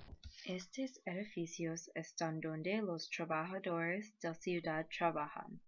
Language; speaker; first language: Spanish; non-native, learner; English